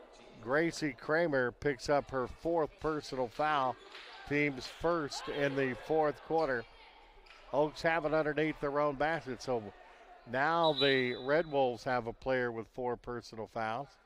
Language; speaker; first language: English; native; English